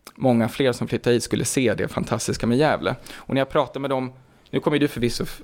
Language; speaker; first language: Swedish; native; Swedish